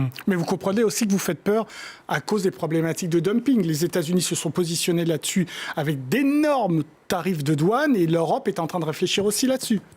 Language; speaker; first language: French; native; French